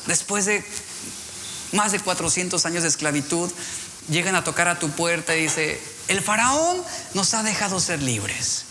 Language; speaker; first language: Spanish; native; Spanish